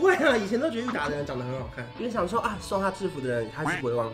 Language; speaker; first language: Chinese; native; Chinese